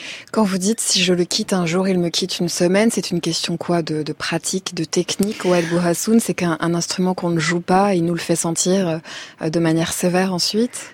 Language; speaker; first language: French; native; French